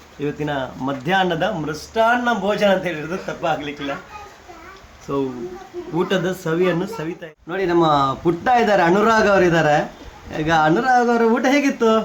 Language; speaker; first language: Kannada; non-native, local second language; Tulu